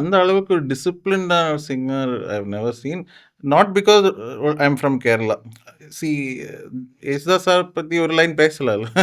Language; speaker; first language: Tamil; non-native, fluent; Malayalam